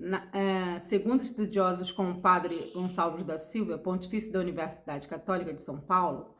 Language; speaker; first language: Portuguese; native; Portuguese